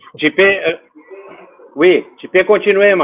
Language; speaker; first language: French; non-native, fluent; Portuguese